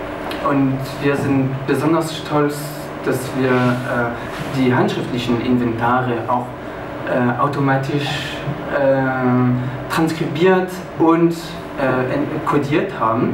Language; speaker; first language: German; non-native, fluent; French